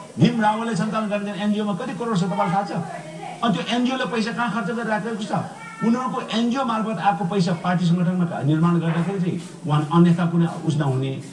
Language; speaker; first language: Nepali; non-native, local second language; Sherpa